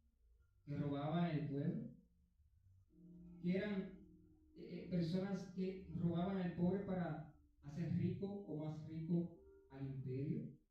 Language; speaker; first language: Spanish; native; Spanish